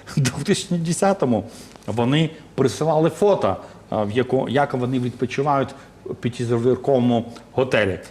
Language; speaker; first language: Ukrainian; non-native, local second language; Russian